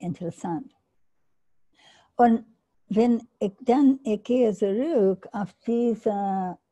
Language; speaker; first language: German; non-native, learner; English